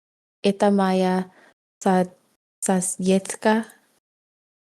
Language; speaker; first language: Russian; non-native, learner; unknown